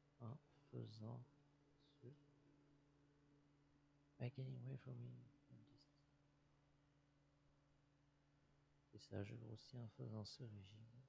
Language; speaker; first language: French; non-native, learner; English